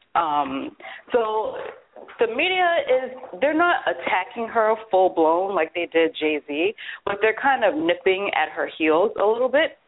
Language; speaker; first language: English; native; English